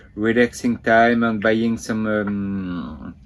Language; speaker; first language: English; non-native, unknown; French